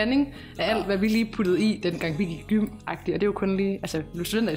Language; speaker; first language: Danish; native; Danish